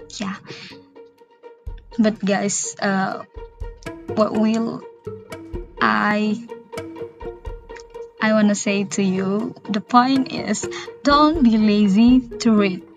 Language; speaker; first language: English; non-native, learner; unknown